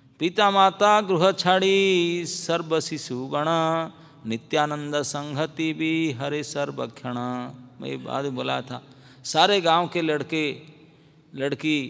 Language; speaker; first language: Hindi; non-native, local second language; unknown